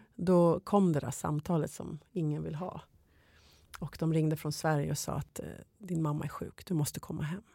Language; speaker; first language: Swedish; native; Swedish